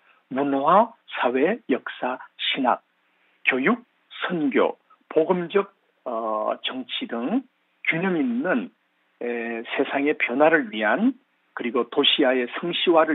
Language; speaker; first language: Korean; native; Korean